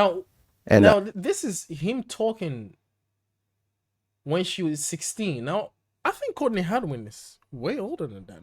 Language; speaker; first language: English; native; English